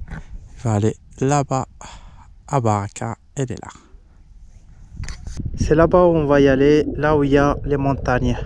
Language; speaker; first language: French; native; French